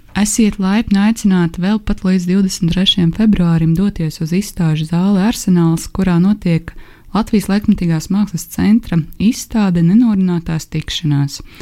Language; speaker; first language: Latvian; native; Latvian